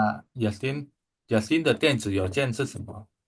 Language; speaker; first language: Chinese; non-native, fluent; Indonesian